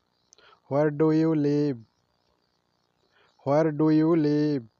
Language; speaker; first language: English; non-native, learner; Odia